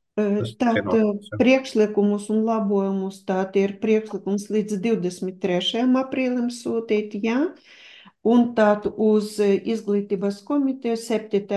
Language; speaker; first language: Latvian; non-native, local second language; Russian